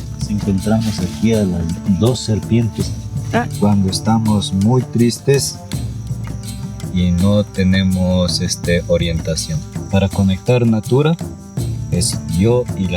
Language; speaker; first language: Spanish; non-native, local second language; Quechua